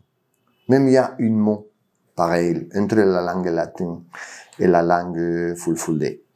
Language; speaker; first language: French; non-native, fluent; Spanish